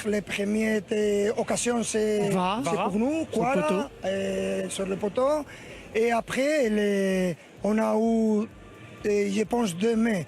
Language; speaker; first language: French; non-native, learner; Spanish